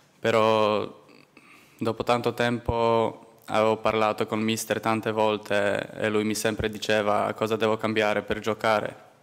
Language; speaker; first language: Italian; non-native, learner; Polish